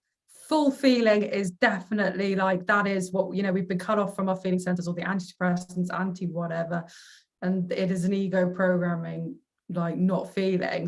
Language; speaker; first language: English; native; English